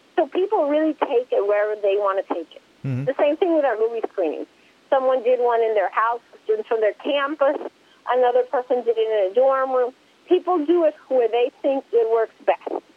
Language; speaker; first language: English; early bilingual, other home language; Spanish